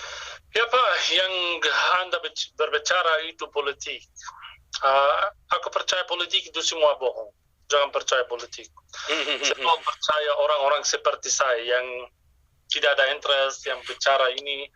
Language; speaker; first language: Indonesian; non-native, fluent; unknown